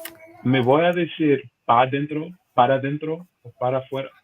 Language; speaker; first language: Spanish; non-native, learner; English